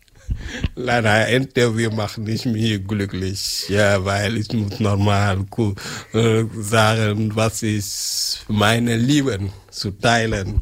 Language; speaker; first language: German; non-native, learner; French